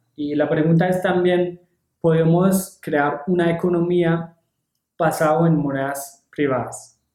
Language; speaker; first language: Spanish; non-native, fluent; English